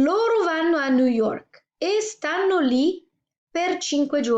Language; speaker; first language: Italian; non-native, fluent; English